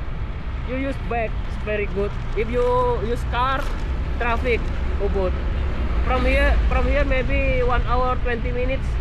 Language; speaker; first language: English; non-native, learner; Indonesian